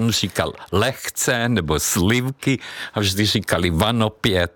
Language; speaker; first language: Czech; non-native, fluent; Hungarian